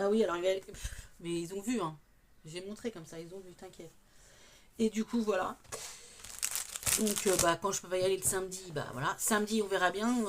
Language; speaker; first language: French; native; French